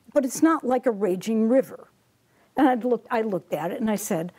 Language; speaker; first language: English; native; English